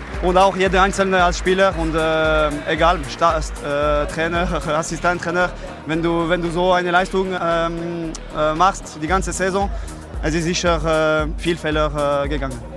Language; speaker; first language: German; non-native, learner; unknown